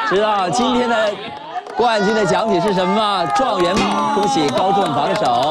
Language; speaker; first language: Chinese; native; Chinese